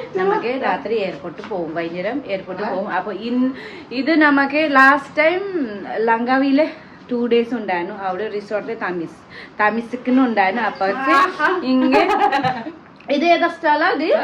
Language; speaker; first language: Malayalam; non-native, learner; Nepali